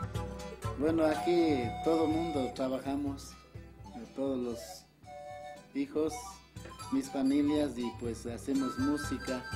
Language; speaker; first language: Spanish; non-native, local second language; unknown